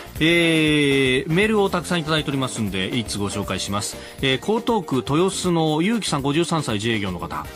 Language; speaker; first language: Japanese; native; Japanese